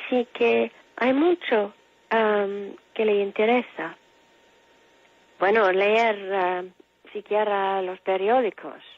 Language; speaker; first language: Spanish; non-native, fluent; English